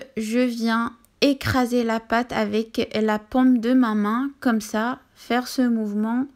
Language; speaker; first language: French; non-native, local second language; Arabic